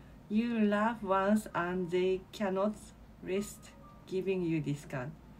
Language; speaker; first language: English; non-native, learner; Japanese